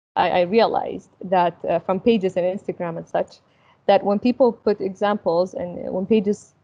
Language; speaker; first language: English; early bilingual, other home language; Arabic